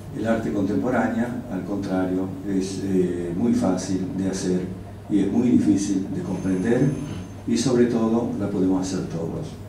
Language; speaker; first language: Spanish; non-native, local second language; Russian